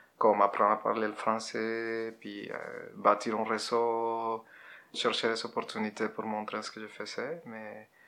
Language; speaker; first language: French; non-native, fluent; Spanish